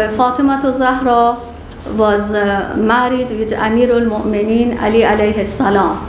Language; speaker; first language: English; non-native, learner; Persian